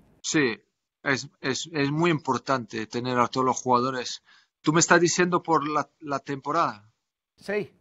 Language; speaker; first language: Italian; non-native, learner; French